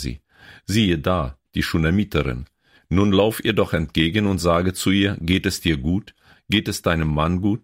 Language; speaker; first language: German; native; German